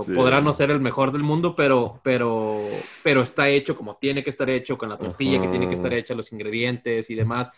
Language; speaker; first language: Spanish; native; Spanish